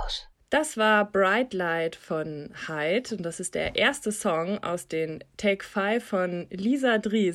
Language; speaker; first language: German; native; German